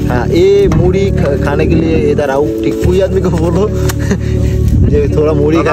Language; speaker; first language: Hindi; non-native, learner; Bangla